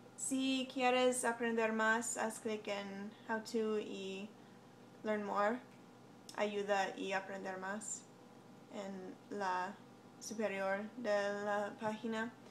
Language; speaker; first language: Spanish; non-native, learner; English